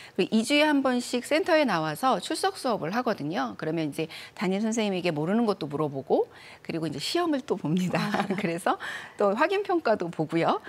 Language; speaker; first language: Korean; native; Korean